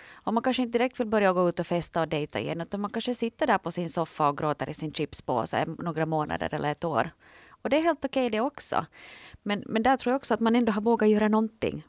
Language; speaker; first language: Swedish; native; Swedish